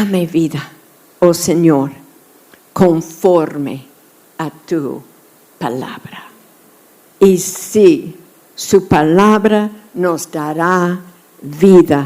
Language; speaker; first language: Spanish; non-native, fluent; English